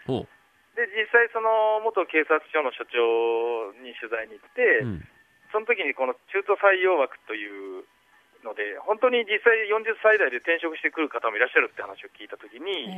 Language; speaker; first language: Japanese; native; Japanese